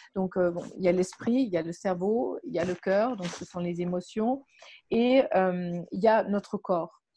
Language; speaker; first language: French; non-native, fluent; German